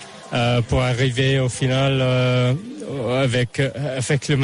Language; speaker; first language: French; non-native, learner; English